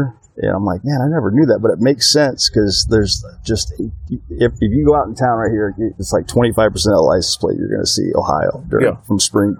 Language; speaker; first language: English; native; English